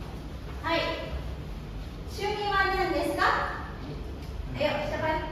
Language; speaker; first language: Japanese; non-native, fluent; Indonesian